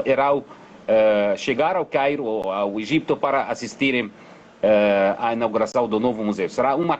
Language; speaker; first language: Portuguese; non-native, fluent; Arabic